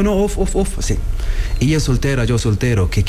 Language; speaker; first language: Spanish; non-native, learner; Arabic